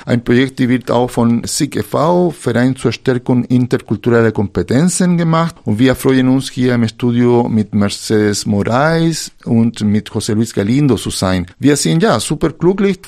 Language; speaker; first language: German; non-native, fluent; Spanish